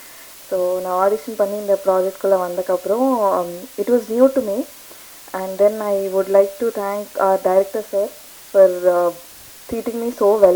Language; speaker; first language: Tamil; non-native, learner; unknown